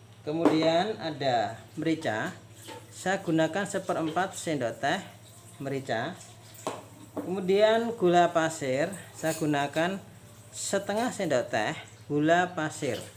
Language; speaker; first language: Indonesian; native; Indonesian